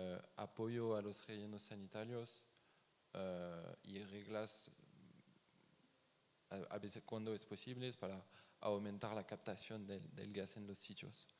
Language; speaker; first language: Spanish; non-native, fluent; French